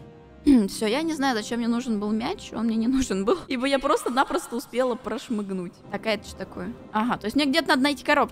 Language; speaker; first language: Russian; native; Russian